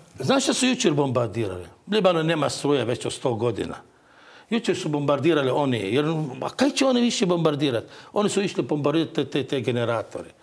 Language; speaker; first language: Croatian; non-native, fluent; Arabic